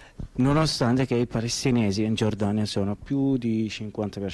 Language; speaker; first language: Italian; non-native, learner; Arabic